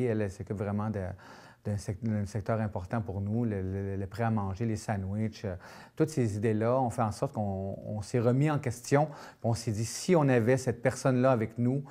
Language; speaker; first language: French; native; French